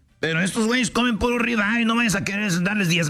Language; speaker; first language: Spanish; native; Spanish